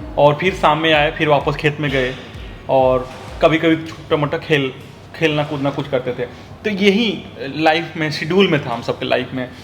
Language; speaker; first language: Hindi; native; Hindi